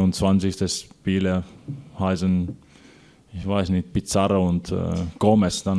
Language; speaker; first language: German; non-native, fluent; Finnish